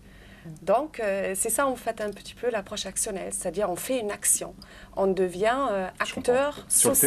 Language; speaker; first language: French; non-native, fluent; German